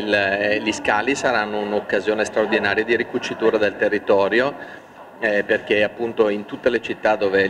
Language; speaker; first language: Italian; native; Italian